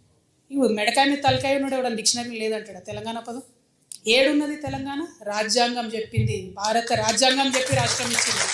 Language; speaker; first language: Telugu; native; Telugu